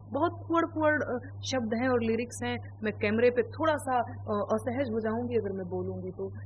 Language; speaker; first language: Hindi; non-native, local second language; Bhojpuri